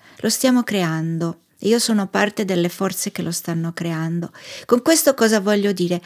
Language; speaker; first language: Italian; native; Italian